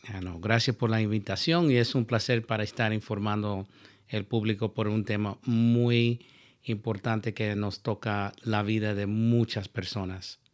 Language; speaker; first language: Spanish; early bilingual, heritage; Spanish